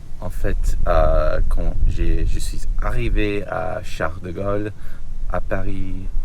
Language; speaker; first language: French; non-native, learner; English